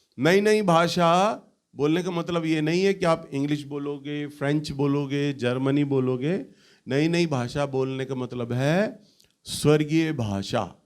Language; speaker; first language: Hindi; native; Hindi